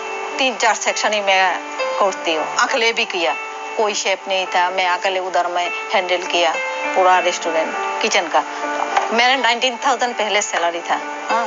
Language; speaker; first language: Hindi; non-native, local second language; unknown